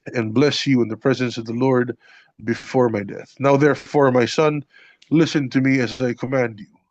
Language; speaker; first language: English; non-native, local second language; Filipino